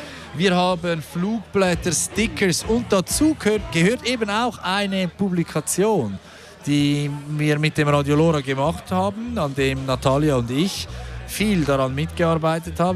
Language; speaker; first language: German; native; German